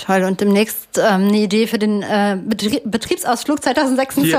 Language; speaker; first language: German; native; German